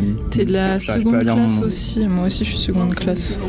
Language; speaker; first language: French; native; French